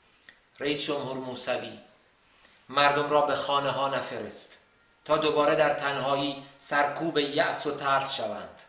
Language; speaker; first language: Persian; native; Persian